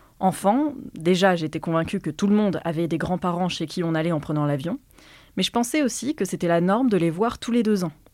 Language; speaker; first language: French; native; French